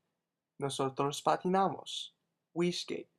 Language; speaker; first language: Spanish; non-native, fluent; English